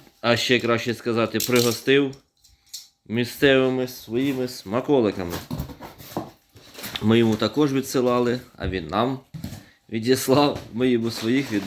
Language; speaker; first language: Ukrainian; native; Ukrainian